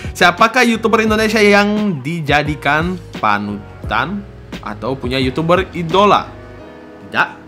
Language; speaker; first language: Indonesian; non-native, fluent; Russian